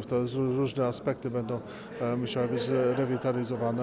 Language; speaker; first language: Polish; early bilingual, heritage; Polish